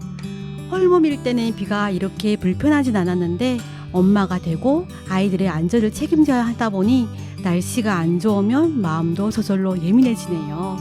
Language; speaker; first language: Korean; non-native, fluent; Chinese